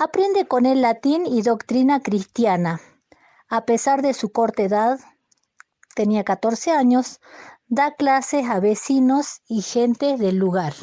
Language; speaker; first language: Spanish; native; Spanish